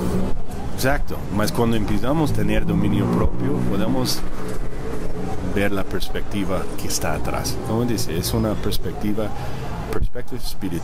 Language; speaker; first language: Spanish; early bilingual, heritage; Spanish